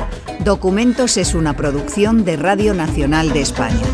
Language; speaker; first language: Spanish; native; Spanish